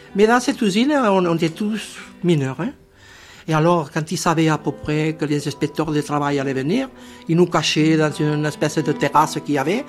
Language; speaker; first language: French; non-native, fluent; Spanish